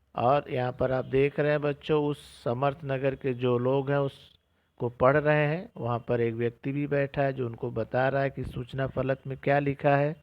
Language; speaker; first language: Hindi; non-native, local second language; Marathi